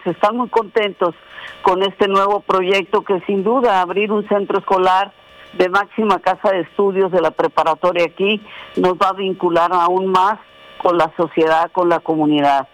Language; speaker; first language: Spanish; native; Spanish